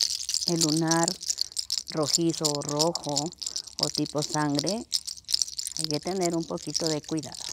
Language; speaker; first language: Spanish; native; Spanish